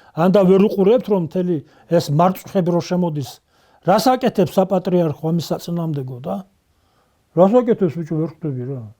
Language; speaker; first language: Georgian; non-native, local second language; Svan